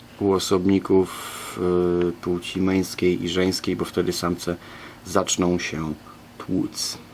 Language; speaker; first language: Polish; native; Polish